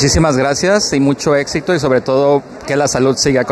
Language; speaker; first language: Spanish; native; Spanish